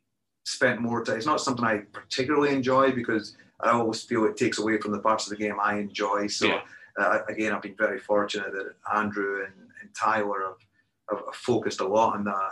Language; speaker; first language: English; native; English